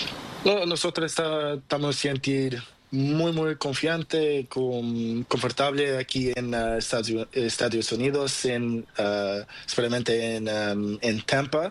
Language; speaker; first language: Spanish; non-native, learner; Portuguese